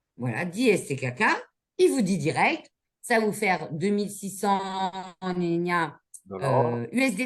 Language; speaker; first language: French; native; French